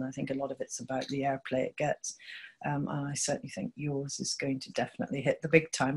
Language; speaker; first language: English; native; English